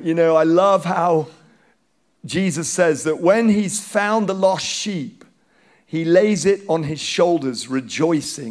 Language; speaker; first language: English; non-native, local second language; Hausa